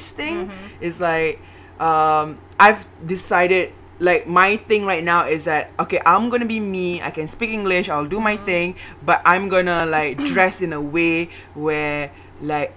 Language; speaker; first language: English; non-native, local second language; Malay